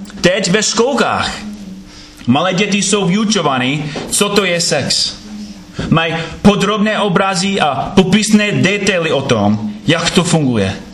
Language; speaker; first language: Czech; non-native, fluent; English